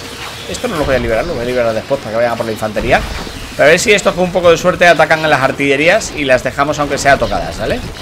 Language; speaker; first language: Spanish; native; Spanish